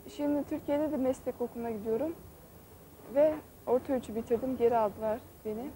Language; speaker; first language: Turkish; early bilingual, heritage; Turkish